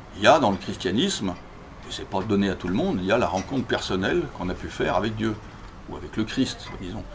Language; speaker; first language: French; native; French